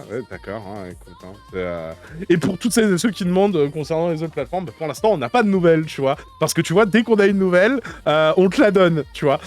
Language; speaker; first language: French; native; French